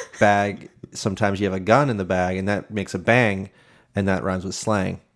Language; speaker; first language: English; native; English